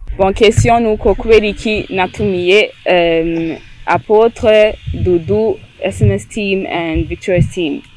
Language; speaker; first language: Rundi; early bilingual, heritage; Rundi